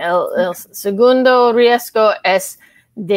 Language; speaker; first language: Spanish; non-native, learner; English